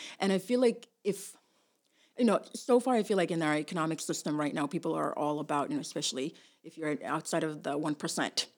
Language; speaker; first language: English; early bilingual, other home language; Somali